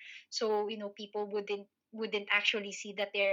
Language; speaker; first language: English; non-native, local second language; Filipino